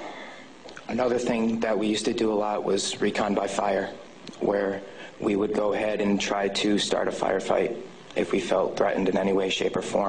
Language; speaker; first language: English; native; English